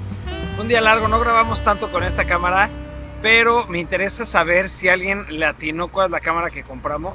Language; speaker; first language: Spanish; native; Spanish